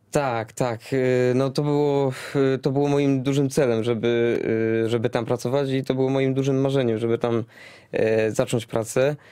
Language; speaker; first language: Polish; native; Polish